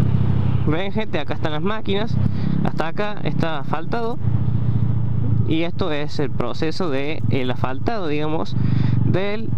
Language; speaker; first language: Spanish; native; Spanish